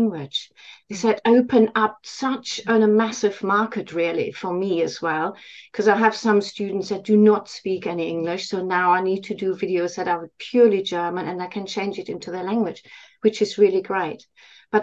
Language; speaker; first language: English; non-native, fluent; German